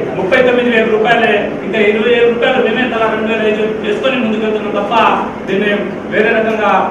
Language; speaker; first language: Telugu; non-native, local second language; Lambadi